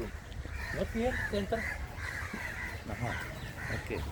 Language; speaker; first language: English; non-native, learner; Slovenian